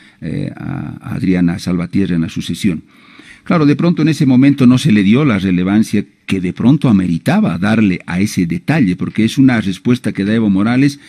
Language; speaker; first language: Spanish; native; Spanish